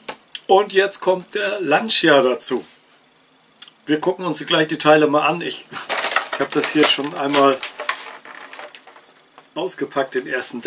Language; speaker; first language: German; native; German